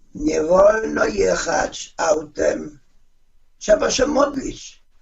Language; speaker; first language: Polish; non-native, fluent; Hebrew